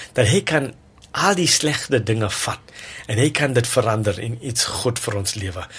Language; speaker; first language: Afrikaans; non-native, local second language; English